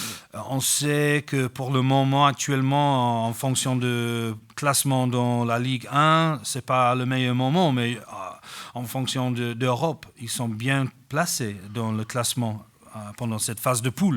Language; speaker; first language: French; non-native, fluent; English